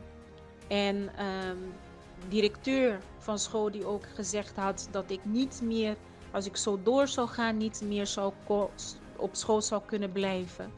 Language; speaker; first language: Dutch; non-native, fluent; Portuguese